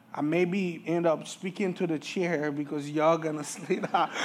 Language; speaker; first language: English; early bilingual, other home language; Haitian Creole